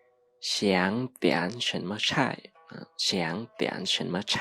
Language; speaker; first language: Chinese; non-native, fluent; Lao